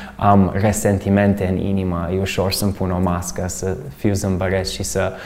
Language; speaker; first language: Romanian; early bilingual, other home language; English